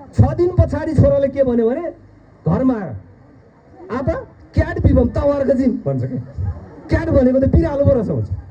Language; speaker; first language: Nepali; non-native, local second language; Eastern Tamang